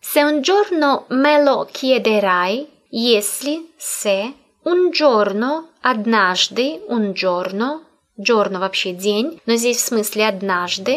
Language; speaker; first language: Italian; non-native, fluent; Russian